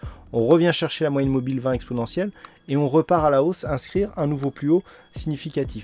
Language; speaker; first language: French; native; French